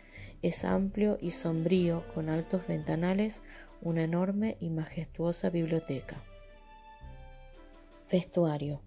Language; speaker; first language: Spanish; native; Spanish